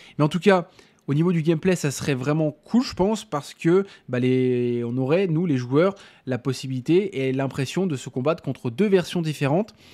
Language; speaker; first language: French; native; French